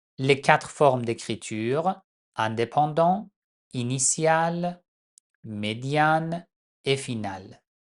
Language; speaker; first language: French; non-native, fluent; Persian